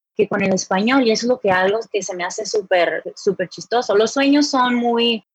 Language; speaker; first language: Spanish; native; Spanish